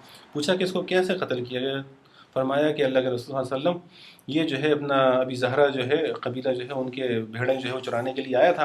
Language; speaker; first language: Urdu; non-native, fluent; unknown